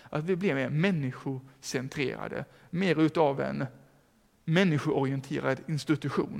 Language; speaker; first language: Swedish; native; Swedish